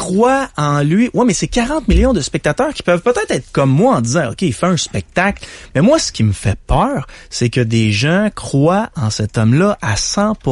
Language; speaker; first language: French; native; French